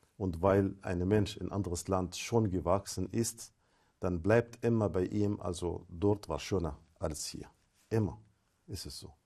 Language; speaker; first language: German; non-native, fluent; Arabic